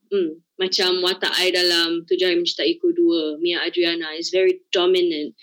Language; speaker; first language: Malay; native; Malay